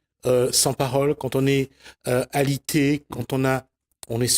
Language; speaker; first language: French; native; French